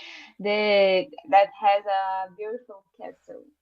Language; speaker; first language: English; non-native, learner; Portuguese